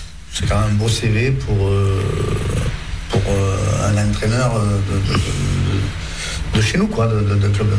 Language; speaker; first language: French; native; French